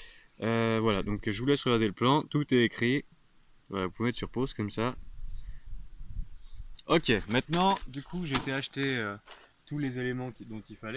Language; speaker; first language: French; native; French